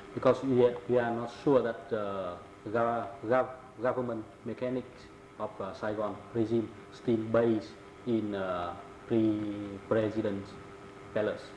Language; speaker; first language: English; non-native, fluent; Vietnamese